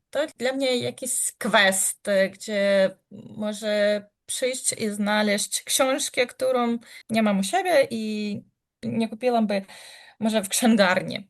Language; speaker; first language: Polish; non-native, learner; Ukrainian